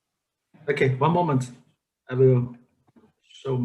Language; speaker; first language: English; non-native, learner; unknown